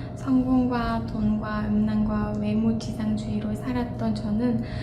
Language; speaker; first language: Korean; non-native, fluent; Mongolian